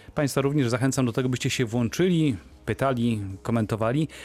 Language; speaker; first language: Polish; native; Polish